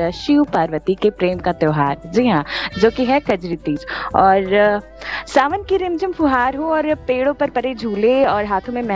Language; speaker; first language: Hindi; native; Hindi